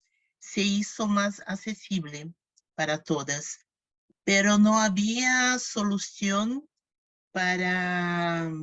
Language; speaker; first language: Spanish; non-native, fluent; Portuguese